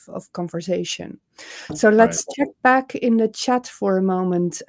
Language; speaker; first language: English; non-native, fluent; Dutch